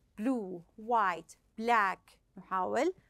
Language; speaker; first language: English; non-native, fluent; Arabic